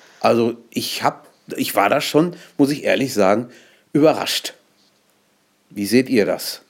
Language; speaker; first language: German; native; German